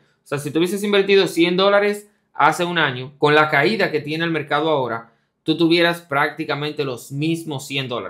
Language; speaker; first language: Spanish; native; Spanish